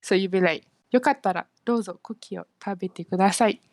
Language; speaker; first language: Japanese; non-native, fluent; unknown